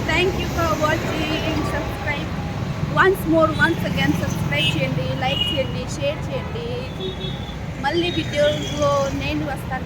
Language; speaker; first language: Telugu; non-native, learner; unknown